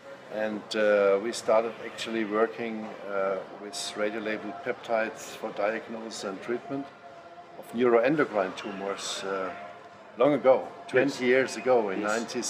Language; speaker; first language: English; non-native, fluent; German